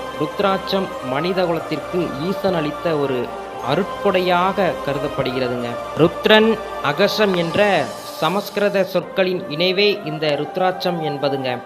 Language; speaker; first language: Tamil; native; Tamil